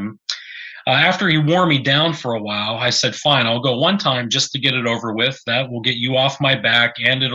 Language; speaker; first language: English; native; English